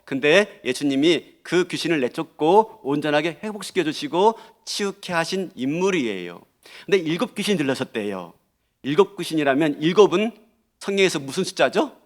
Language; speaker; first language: Korean; native; Korean